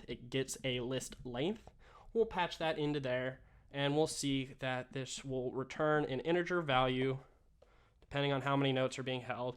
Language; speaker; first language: English; native; English